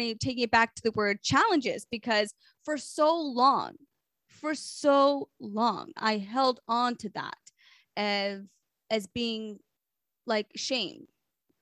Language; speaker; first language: English; native; English